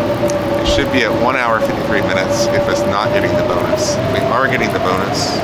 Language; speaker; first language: English; native; English